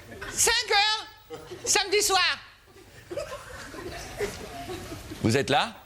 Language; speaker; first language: French; non-native, learner; German